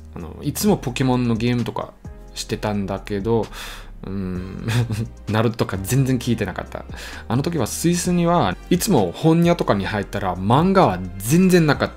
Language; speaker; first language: Japanese; non-native, learner; German